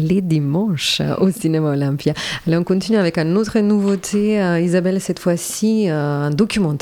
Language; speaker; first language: French; native; French